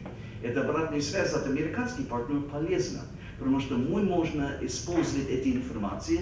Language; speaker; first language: Russian; non-native, fluent; English